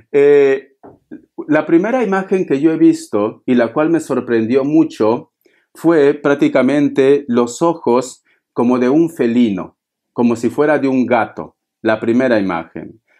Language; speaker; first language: Spanish; native; Spanish